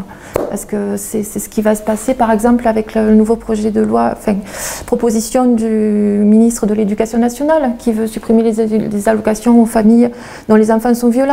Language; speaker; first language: French; native; French